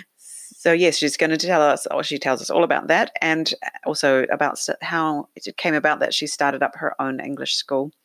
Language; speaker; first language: English; native; English